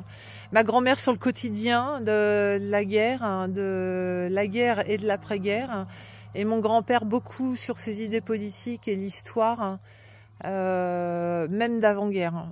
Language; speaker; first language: French; native; French